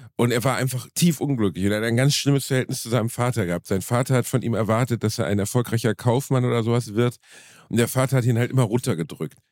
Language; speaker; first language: German; native; German